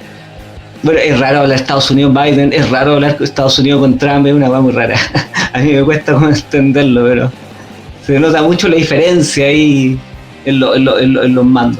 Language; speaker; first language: Spanish; native; Spanish